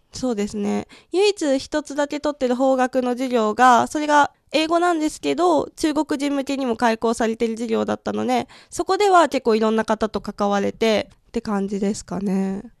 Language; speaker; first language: Japanese; native; Japanese